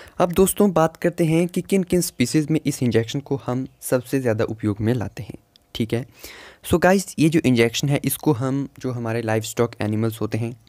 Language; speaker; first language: Hindi; native; Hindi